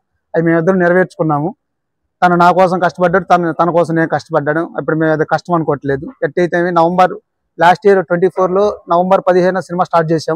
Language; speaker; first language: Telugu; native; Telugu